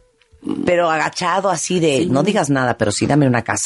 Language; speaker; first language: Spanish; native; Spanish